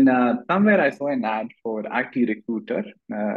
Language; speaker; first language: English; non-native, local second language; Malayalam